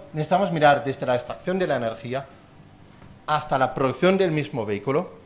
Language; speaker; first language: Spanish; non-native, fluent; Danish